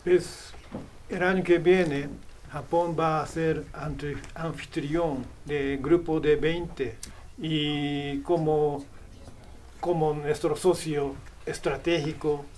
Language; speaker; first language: Spanish; non-native, fluent; Japanese